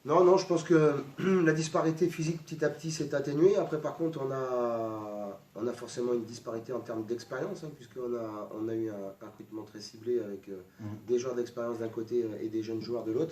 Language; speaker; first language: French; native; French